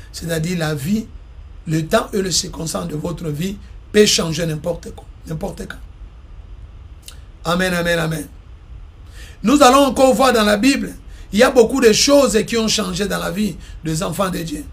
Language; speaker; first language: French; non-native, local second language; Lingala